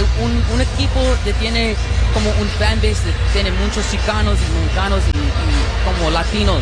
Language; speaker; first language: Spanish; early bilingual, heritage; Spanish